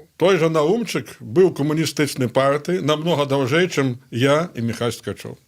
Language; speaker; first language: Belarusian; native; Belarusian